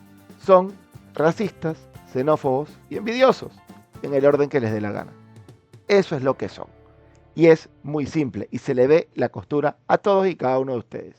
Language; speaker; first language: Spanish; native; Spanish